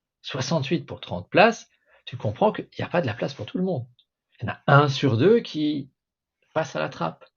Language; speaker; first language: French; native; French